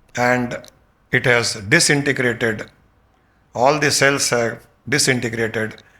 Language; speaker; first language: English; non-native, local second language; Hindi